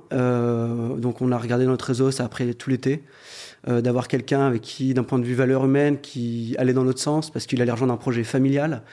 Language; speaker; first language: French; native; French